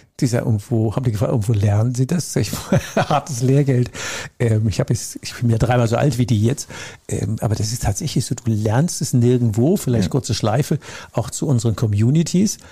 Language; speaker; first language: German; native; German